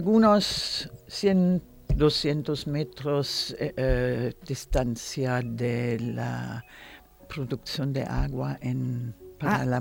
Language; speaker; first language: Spanish; non-native, learner; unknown